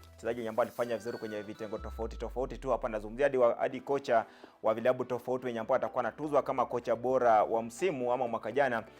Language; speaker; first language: Swahili; native; Swahili